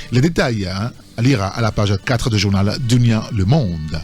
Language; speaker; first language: French; native; French